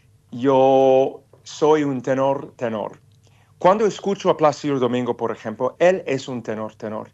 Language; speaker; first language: Spanish; non-native, fluent; English